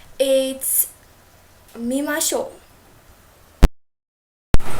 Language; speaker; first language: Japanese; non-native, fluent; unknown